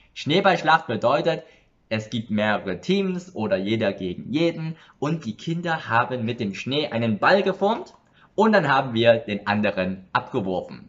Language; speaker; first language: German; early bilingual, other home language; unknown